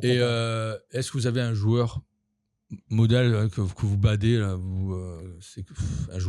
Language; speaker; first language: French; native; French